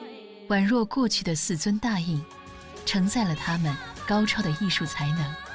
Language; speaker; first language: Chinese; native; Chinese